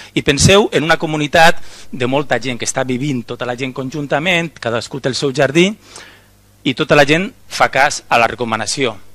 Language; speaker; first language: Catalan; native; Catalan